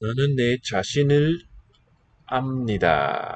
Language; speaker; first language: Korean; non-native, learner; English